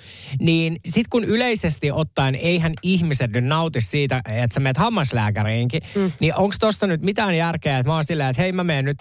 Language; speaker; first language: Finnish; native; Finnish